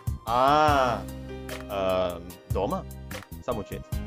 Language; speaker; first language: Russian; non-native, learner; Indonesian